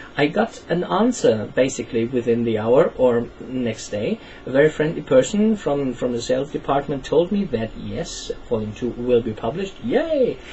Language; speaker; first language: English; non-native, fluent; German